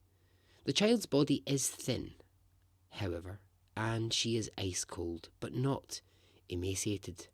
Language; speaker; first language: English; native; English